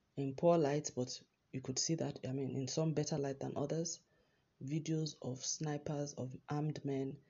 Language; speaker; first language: English; non-native, local second language; Yoruba